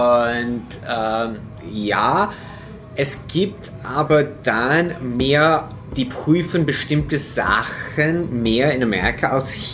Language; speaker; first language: German; non-native, fluent; English